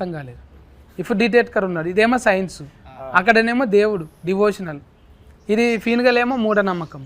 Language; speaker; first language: Telugu; native; Telugu